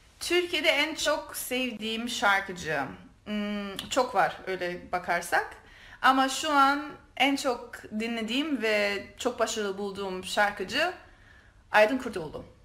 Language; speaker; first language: Turkish; early bilingual, heritage; Turkish